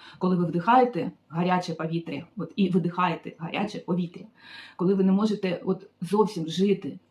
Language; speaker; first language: Ukrainian; native; Ukrainian